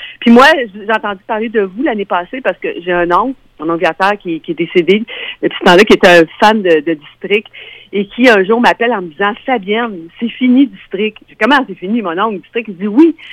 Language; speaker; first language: French; native; French